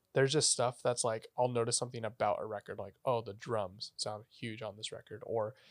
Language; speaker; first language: English; native; English